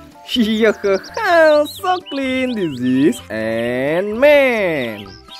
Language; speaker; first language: English; non-native, learner; Indonesian